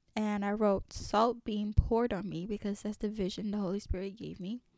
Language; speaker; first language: English; early bilingual, other home language; French